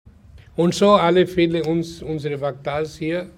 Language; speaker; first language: German; non-native, learner; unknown